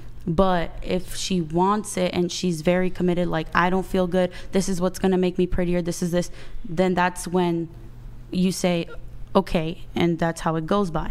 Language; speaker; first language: English; early bilingual, other home language; Portuguese